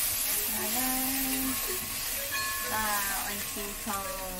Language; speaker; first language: Chinese; non-native, learner; Japanese